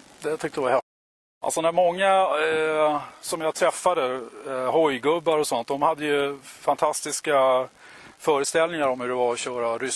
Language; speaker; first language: Swedish; native; Swedish